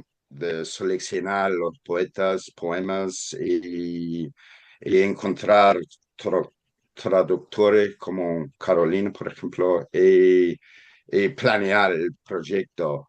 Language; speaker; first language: Spanish; non-native, fluent; English